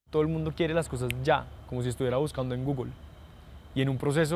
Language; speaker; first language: Spanish; native; Spanish